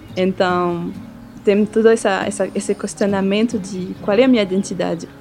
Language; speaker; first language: Portuguese; non-native, fluent; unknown